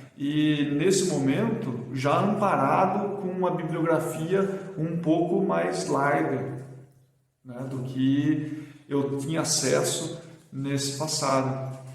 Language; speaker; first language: Portuguese; native; Portuguese